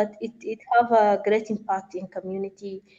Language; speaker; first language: English; non-native, fluent; Arabic